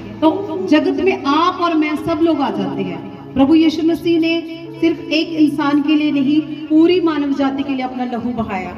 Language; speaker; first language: Hindi; non-native, local second language; Punjabi